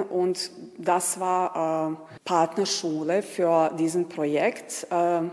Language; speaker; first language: German; non-native, fluent; Serbian